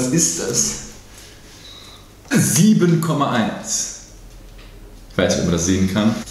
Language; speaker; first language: German; native; German